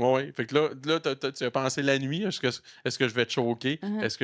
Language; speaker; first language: French; native; French